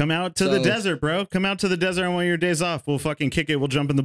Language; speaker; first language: English; native; English